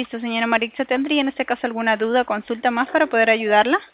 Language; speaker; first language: Spanish; native; Spanish